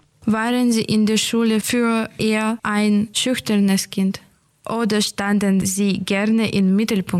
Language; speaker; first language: German; non-native, learner; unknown